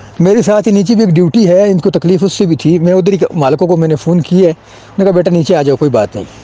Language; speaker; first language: Urdu; non-native, local second language; Khowar